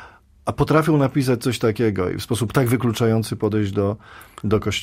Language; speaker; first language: Polish; native; Polish